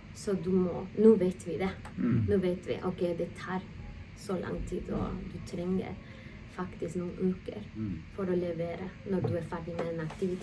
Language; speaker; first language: Norwegian; non-native, fluent; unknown